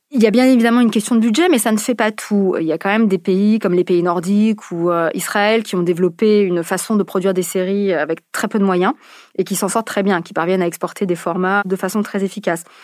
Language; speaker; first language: French; native; French